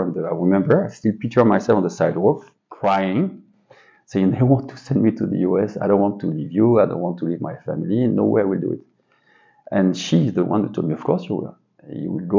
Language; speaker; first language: English; non-native, fluent; French